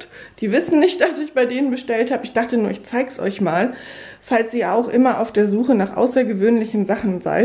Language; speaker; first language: German; native; German